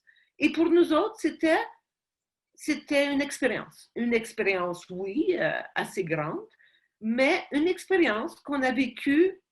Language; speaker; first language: French; non-native, fluent; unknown